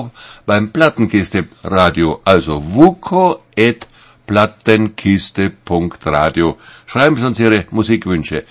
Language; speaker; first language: German; native; German